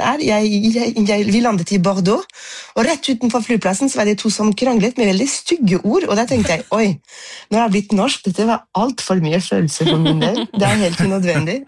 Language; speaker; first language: Norwegian; non-native, fluent; French